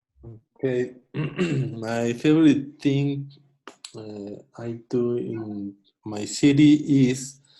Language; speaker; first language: English; non-native, learner; Spanish